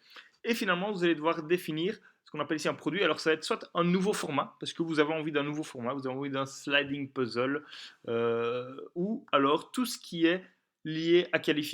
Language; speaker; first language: French; native; French